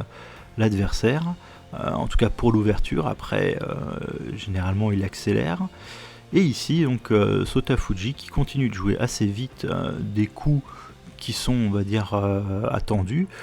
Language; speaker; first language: French; native; French